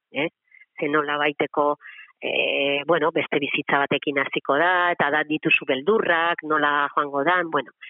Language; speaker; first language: Basque; native; Basque